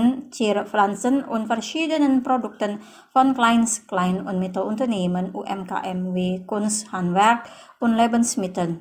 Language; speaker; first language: German; non-native, fluent; Indonesian